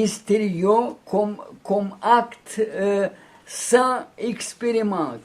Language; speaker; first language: French; non-native, learner; Russian